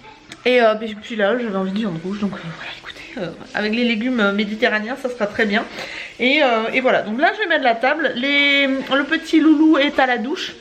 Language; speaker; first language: French; native; French